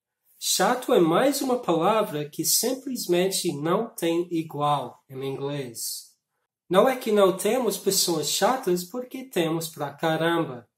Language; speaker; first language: Portuguese; non-native, fluent; English